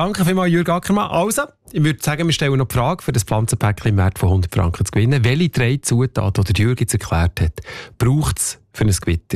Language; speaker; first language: German; native; German